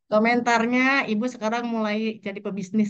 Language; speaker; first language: Indonesian; native; Indonesian